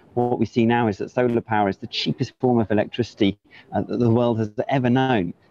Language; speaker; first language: English; native; English